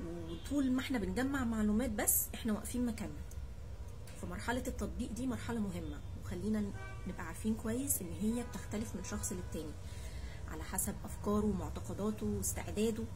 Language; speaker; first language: Arabic; native; Arabic